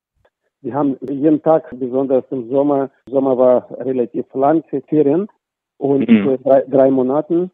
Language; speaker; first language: German; non-native, fluent; Russian